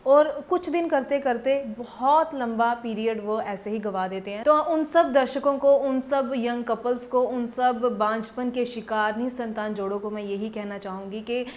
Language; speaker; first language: Hindi; non-native, local second language; Punjabi